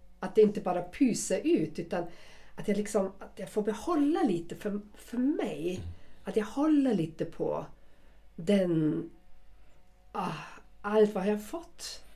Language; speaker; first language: Swedish; non-native, fluent; German